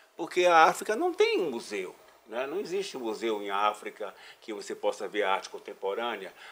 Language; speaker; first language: Portuguese; native; Portuguese